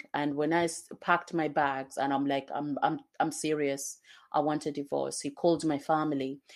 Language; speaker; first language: English; non-native, local second language; Swahili